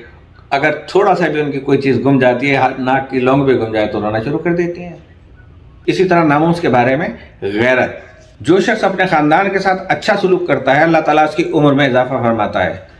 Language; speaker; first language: Urdu; native; Urdu